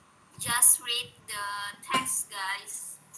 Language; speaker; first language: English; non-native, learner; Indonesian